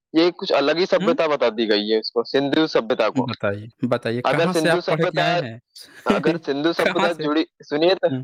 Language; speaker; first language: Hindi; native; Hindi